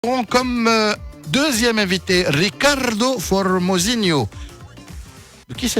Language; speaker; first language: French; native; French